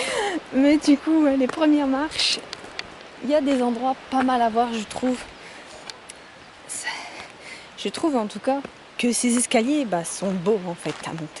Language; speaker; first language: French; native; French